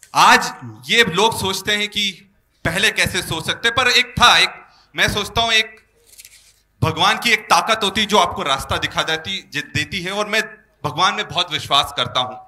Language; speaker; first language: Hindi; native; Hindi